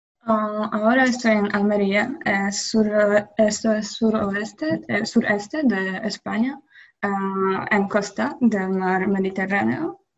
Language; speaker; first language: Spanish; non-native, learner; Polish